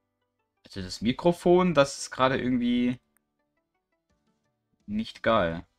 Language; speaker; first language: German; native; German